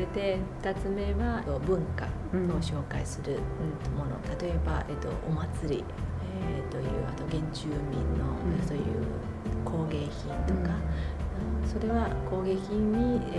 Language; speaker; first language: Japanese; non-native, fluent; Chinese